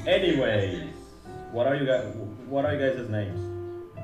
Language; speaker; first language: English; non-native, fluent; Indonesian